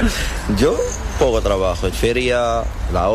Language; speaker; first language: Spanish; non-native, learner; Arabic